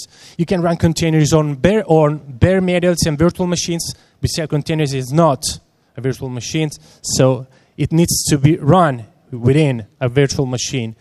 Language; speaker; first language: English; non-native, fluent; Italian